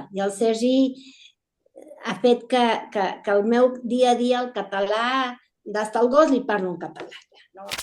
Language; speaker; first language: Catalan; early bilingual, heritage; Spanish